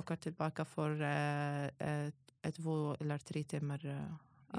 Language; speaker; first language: Swedish; non-native, learner; Arabic